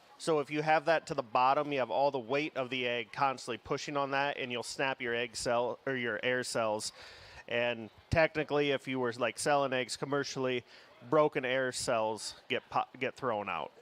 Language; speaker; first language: English; native; English